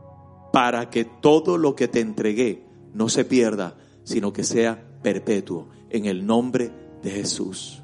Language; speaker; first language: Spanish; native; Spanish